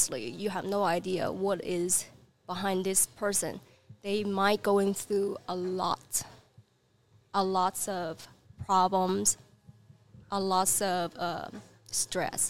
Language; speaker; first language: English; non-native, learner; Chinese